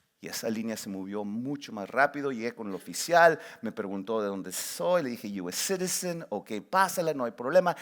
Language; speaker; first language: Spanish; early bilingual, heritage; Spanish